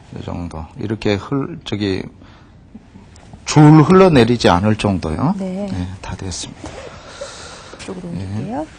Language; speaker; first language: Korean; native; Korean